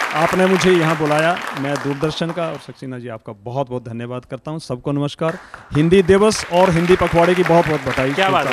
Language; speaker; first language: Hindi; native; Hindi